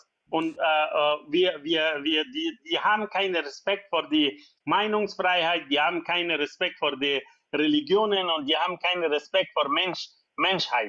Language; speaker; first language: German; non-native, fluent; Persian